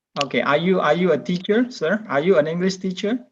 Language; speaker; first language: English; non-native, fluent; Indonesian